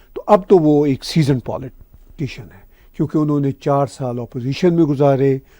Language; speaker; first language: Urdu; native; Urdu